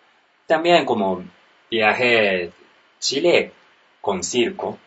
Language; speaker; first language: Spanish; non-native, learner; Japanese